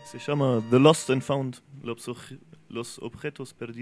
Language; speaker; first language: Spanish; non-native, fluent; French